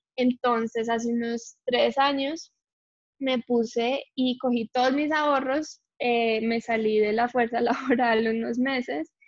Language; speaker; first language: Spanish; early bilingual, heritage; English